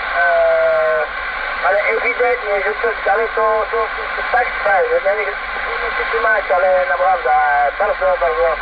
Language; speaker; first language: Polish; non-native, learner; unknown